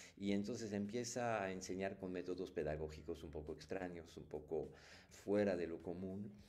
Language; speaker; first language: Spanish; non-native, fluent; French